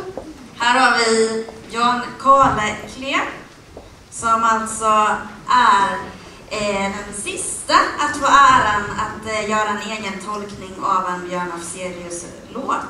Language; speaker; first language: Swedish; native; Swedish